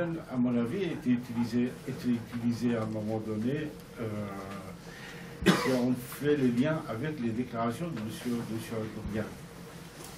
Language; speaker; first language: French; non-native, fluent; Arabic